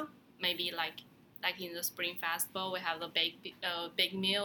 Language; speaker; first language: English; non-native, learner; Chinese